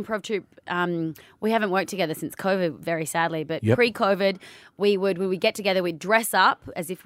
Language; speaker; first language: English; native; English